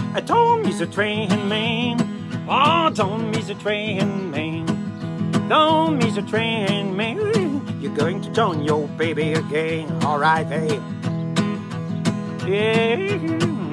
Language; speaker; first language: English; non-native, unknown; French